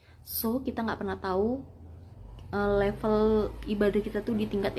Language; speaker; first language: Indonesian; native; Indonesian